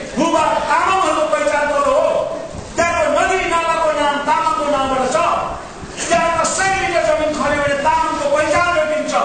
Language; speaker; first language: Nepali; non-native, local second language; Sherpa